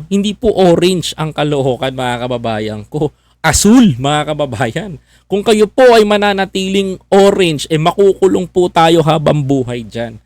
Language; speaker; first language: Filipino; native; Filipino